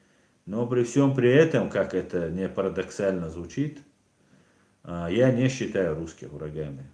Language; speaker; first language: Russian; non-native, local second language; Chechen